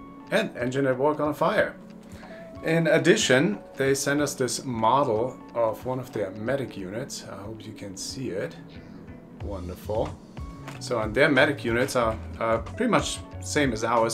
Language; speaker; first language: English; non-native, fluent; German